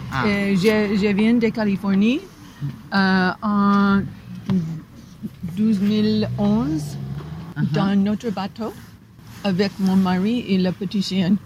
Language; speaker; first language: French; non-native, learner; English